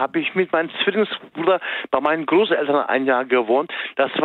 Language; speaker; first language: German; native; German